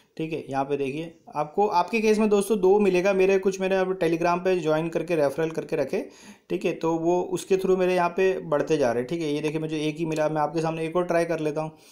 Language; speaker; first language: Hindi; native; Hindi